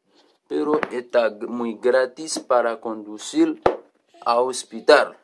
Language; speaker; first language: Spanish; non-native, learner; Haitian Creole